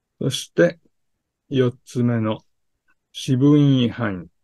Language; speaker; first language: Japanese; native; Japanese